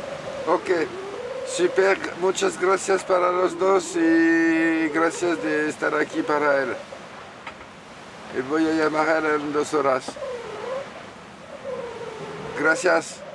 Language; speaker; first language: Spanish; non-native, learner; French